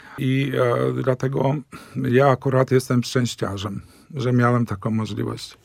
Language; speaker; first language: Polish; early bilingual, heritage; Polish